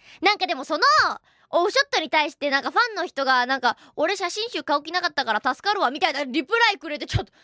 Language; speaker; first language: Japanese; native; Japanese